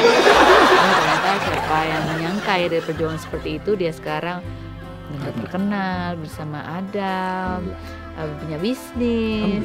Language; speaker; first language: Indonesian; native; Indonesian